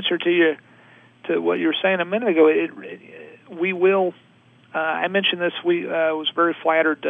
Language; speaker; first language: English; native; English